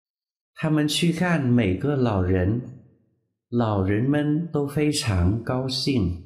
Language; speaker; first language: Chinese; non-native, fluent; Vietnamese